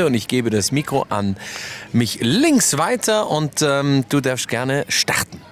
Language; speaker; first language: German; native; German